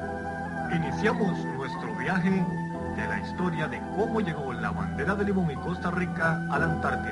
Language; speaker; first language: Spanish; native; Spanish